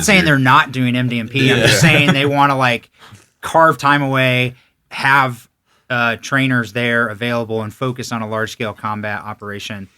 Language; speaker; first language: English; native; English